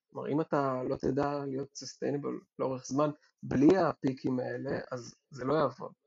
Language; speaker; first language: Hebrew; native; Hebrew